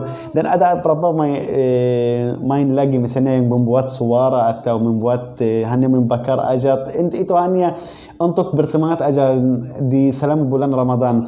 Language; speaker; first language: Indonesian; non-native, learner; Arabic